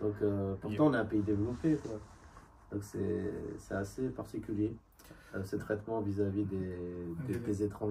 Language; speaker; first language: French; native; French